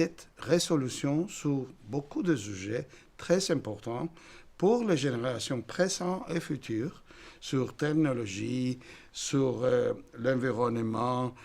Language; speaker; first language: French; non-native, fluent; Spanish